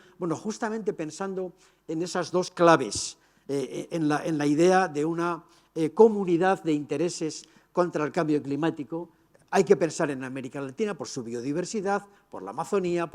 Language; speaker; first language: Spanish; native; Spanish